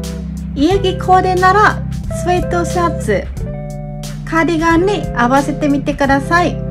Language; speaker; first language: Japanese; non-native, fluent; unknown